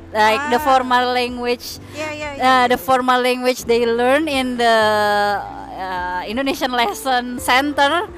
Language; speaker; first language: English; non-native, fluent; Indonesian